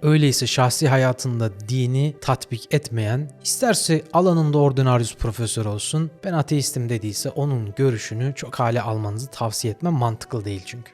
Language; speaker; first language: Turkish; native; Turkish